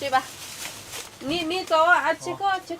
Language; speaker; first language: Chinese; non-native, fluent; Indonesian